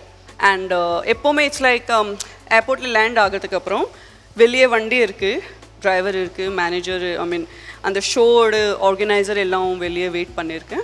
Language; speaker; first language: Tamil; non-native, learner; Gujarati